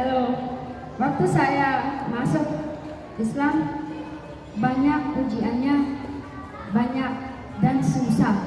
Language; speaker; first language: Indonesian; non-native, learner; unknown